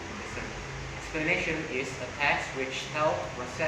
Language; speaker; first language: English; non-native, learner; Indonesian